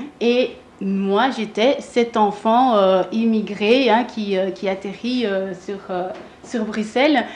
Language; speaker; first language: French; early bilingual, other home language; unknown